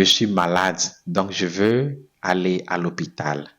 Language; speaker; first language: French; non-native, fluent; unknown